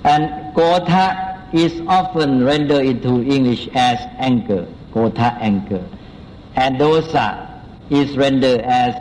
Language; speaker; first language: English; non-native, fluent; Thai